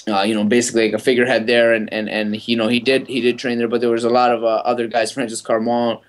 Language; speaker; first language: English; native; English